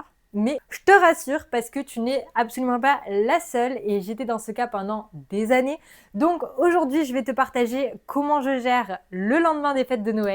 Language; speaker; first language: French; native; French